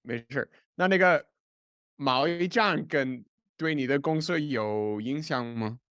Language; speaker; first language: Chinese; non-native, fluent; English